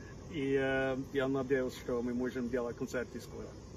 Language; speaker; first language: Russian; non-native, learner; Norwegian